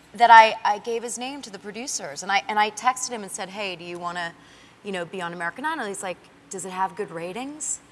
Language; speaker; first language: English; native; English